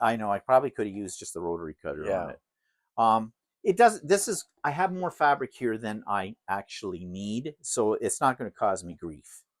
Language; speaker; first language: English; native; English